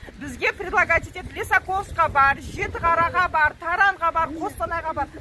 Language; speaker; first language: Kazakh; early bilingual, heritage; Kazakh